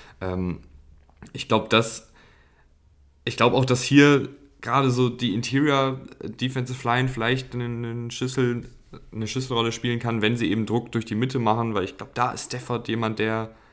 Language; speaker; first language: German; native; German